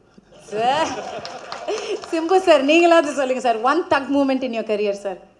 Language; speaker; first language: Tamil; native; Tamil